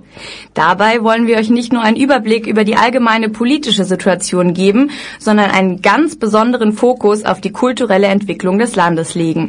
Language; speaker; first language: German; native; German